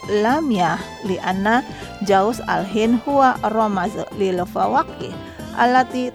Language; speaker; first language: Arabic; non-native, learner; Indonesian